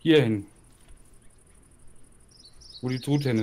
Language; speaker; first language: German; native; German